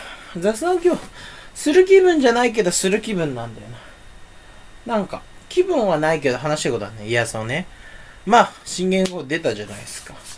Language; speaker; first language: Japanese; native; Japanese